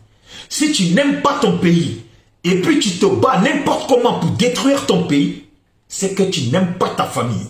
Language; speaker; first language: French; native; French